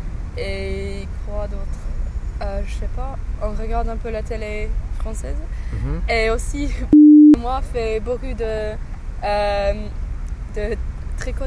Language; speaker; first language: French; non-native, learner; English